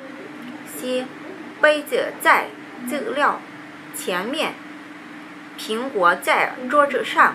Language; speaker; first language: Chinese; non-native, learner; Vietnamese